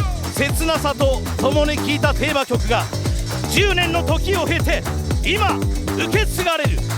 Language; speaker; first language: Japanese; native; Japanese